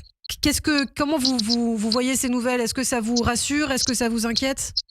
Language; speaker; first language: French; native; French